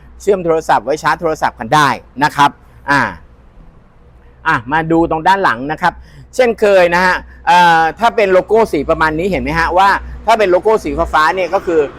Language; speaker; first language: Thai; native; Thai